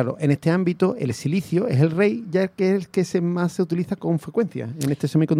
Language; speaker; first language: Spanish; native; Spanish